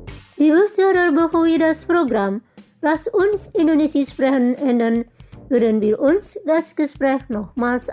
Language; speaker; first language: German; non-native, fluent; Indonesian